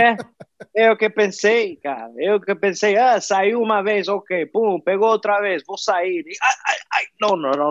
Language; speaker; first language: Portuguese; non-native, fluent; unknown